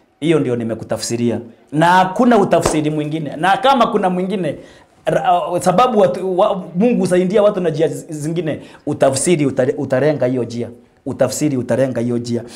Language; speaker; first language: Swahili; non-native, local second language; Meru